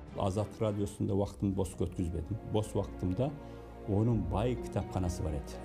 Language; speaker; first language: Kazakh; early bilingual, heritage; Kazakh